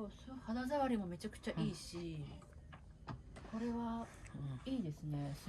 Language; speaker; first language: Japanese; native; Japanese